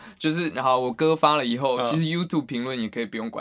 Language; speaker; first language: Chinese; native; Chinese